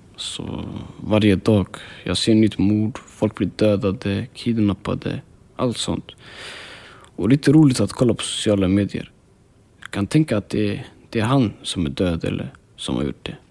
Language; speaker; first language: Swedish; early bilingual, other home language; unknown